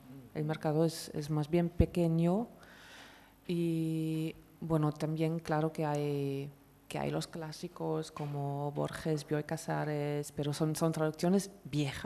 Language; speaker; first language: Spanish; non-native, fluent; German